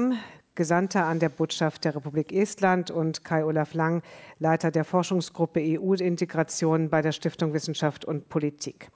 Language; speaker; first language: German; native; German